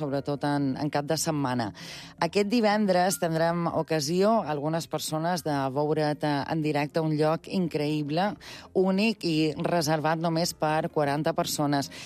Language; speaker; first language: Catalan; native; Catalan